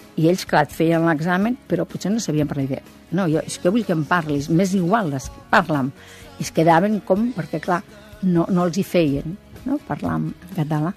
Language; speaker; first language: Catalan; native; Catalan